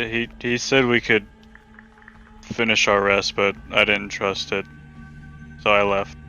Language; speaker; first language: English; native; English